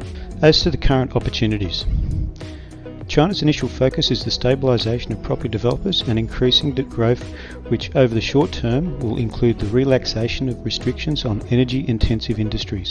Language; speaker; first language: English; native; English